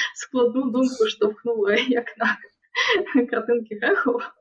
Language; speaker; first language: Ukrainian; non-native, local second language; Russian